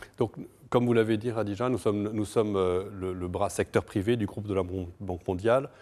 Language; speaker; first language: French; non-native, fluent; Portuguese